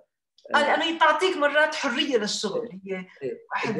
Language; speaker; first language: Arabic; native; Arabic